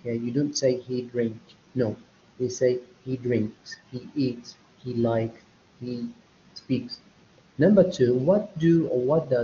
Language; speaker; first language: English; non-native, fluent; Arabic